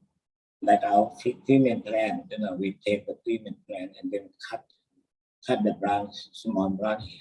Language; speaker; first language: English; non-native, learner; Thai